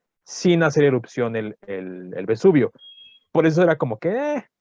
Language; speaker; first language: Spanish; native; Spanish